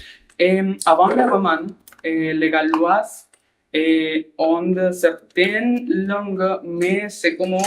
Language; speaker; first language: French; non-native, learner; Spanish